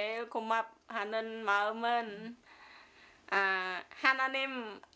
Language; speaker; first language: Korean; non-native, learner; Khmer